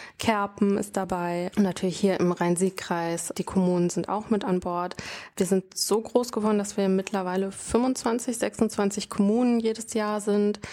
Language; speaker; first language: German; native; German